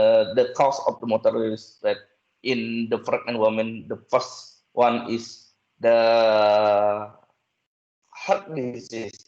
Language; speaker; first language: English; non-native, learner; Indonesian